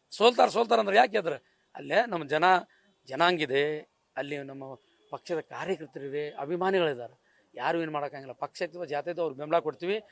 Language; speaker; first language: Kannada; non-native, local second language; Lambadi